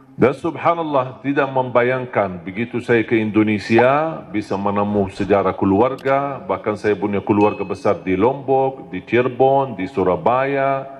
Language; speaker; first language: Malay; non-native, fluent; Arabic